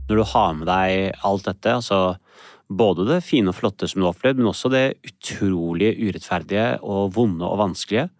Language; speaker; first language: Norwegian; early bilingual, other home language; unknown